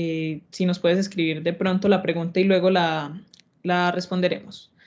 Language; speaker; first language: Spanish; native; Spanish